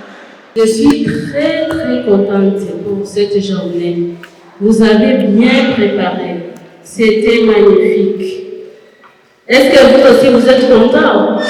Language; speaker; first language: French; non-native, local second language; Kinyarwanda